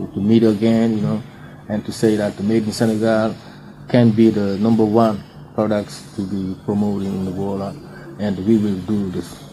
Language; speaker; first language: English; non-native, learner; Fula